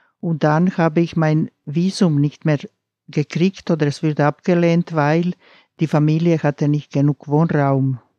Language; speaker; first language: German; non-native, fluent; Croatian